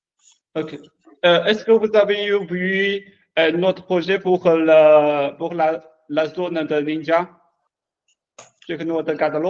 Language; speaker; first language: French; non-native, learner; Chinese